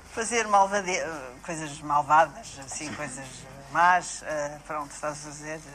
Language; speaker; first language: Portuguese; early bilingual, other home language; Yiddish